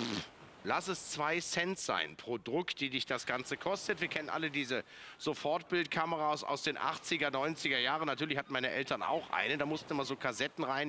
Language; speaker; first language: German; native; German